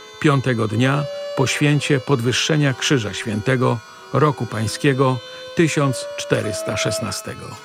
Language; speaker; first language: Polish; native; Polish